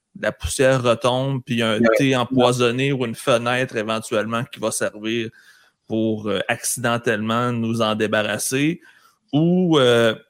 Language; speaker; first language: French; native; French